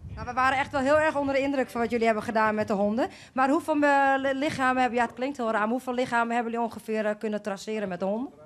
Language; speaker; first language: Dutch; non-native, fluent; Thai